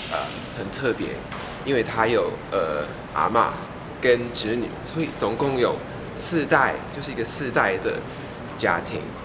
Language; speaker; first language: Chinese; non-native, fluent; English